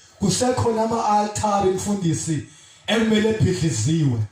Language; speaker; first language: Zulu; non-native, local second language; Xhosa